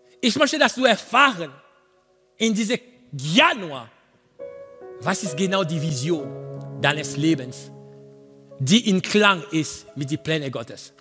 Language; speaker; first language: German; non-native, learner; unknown